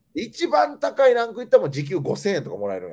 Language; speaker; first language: Japanese; native; Japanese